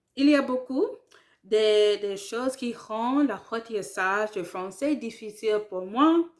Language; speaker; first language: French; non-native, learner; English